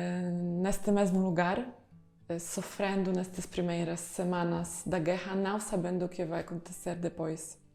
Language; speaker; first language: Portuguese; non-native, fluent; Polish